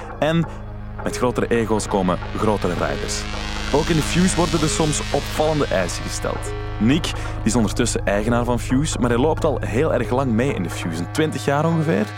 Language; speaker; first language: Dutch; native; Dutch